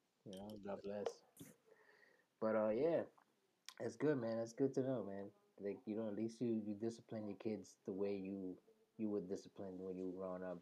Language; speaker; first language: English; early bilingual, other home language; Spanish